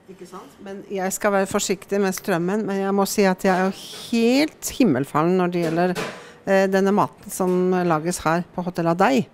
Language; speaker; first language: Norwegian; native; Norwegian